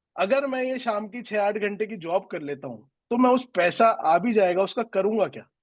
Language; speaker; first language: Hindi; native; Hindi